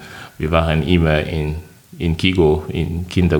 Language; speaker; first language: German; non-native, fluent; French